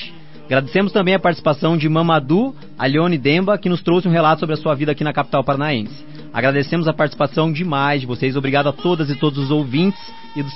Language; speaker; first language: Portuguese; native; Portuguese